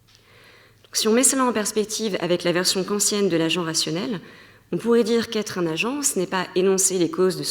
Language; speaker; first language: French; native; French